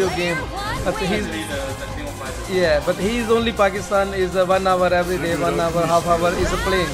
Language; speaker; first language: English; non-native, learner; Chinese